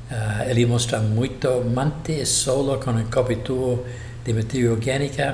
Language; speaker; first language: Portuguese; non-native, fluent; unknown